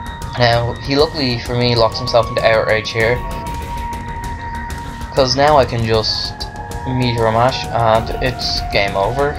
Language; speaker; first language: English; native; English